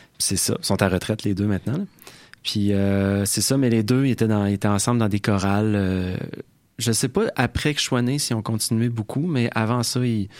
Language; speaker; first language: French; native; French